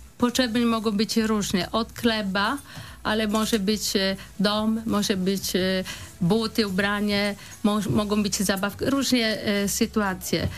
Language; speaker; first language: Polish; non-native, fluent; Italian